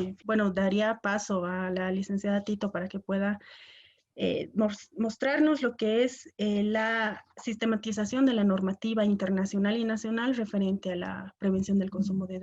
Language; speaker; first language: Spanish; native; Spanish